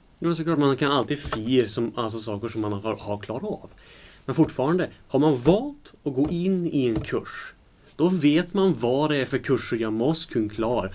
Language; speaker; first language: Swedish; native; Swedish